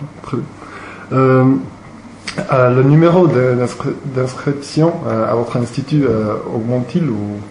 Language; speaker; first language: French; non-native, learner; Slovenian